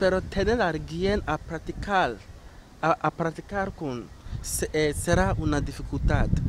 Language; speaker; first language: Spanish; non-native, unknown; Ga